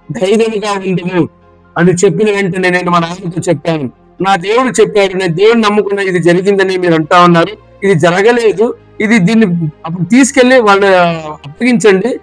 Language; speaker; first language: Telugu; non-native, local second language; Lambadi